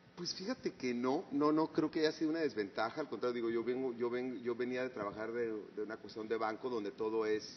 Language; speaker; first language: Spanish; native; Spanish